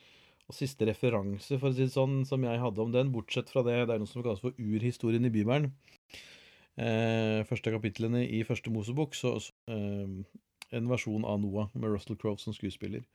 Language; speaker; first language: Norwegian; native; Norwegian